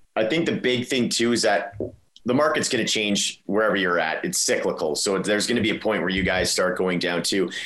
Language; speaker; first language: English; native; English